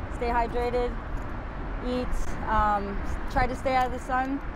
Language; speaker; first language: English; native; English